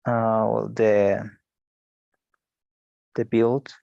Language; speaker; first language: English; non-native, learner; Spanish